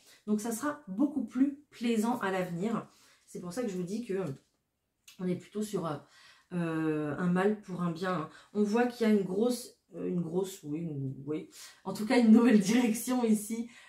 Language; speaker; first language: French; native; French